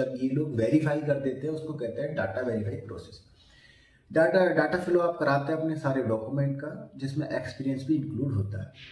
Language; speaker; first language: Hindi; native; Hindi